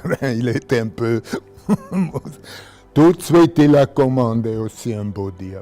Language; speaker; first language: French; non-native, local second language; German